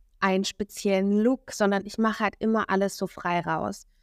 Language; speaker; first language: German; native; German